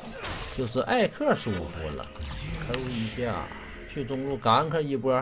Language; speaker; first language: Chinese; native; Chinese